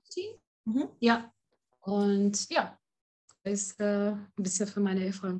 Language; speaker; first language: German; non-native, learner; Portuguese